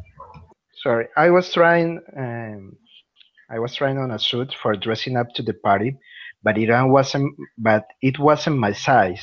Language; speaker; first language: English; non-native, learner; Spanish